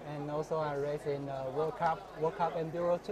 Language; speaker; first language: English; non-native, learner; Chinese